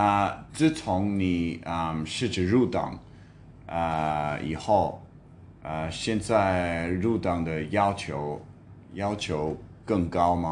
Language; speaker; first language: Chinese; non-native, fluent; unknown